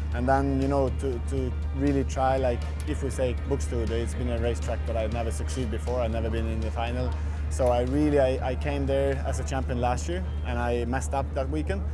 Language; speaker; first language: English; non-native, fluent; Swedish